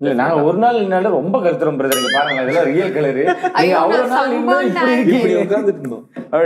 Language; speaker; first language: Tamil; native; Tamil